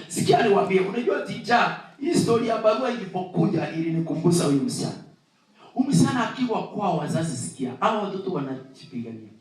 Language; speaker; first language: Swahili; non-native, local second language; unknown